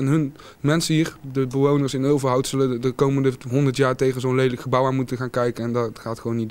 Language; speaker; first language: Dutch; native; Dutch